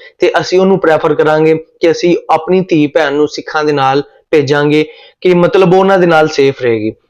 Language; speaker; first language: Punjabi; native; Punjabi